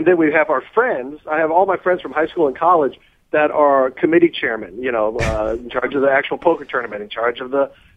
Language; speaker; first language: English; native; English